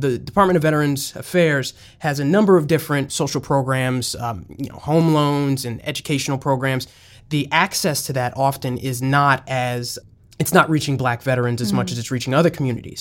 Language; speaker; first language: English; native; English